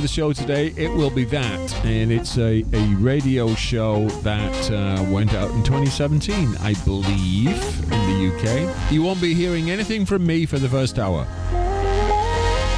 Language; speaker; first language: English; native; English